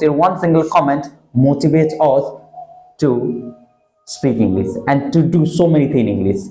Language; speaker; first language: English; non-native, fluent; Hindi